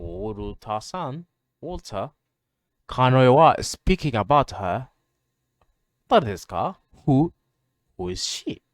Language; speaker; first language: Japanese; non-native, learner; English